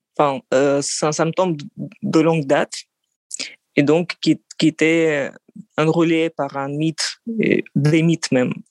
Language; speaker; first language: French; non-native, fluent; Russian